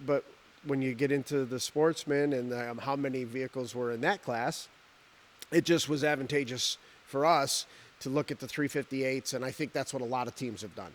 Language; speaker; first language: English; native; English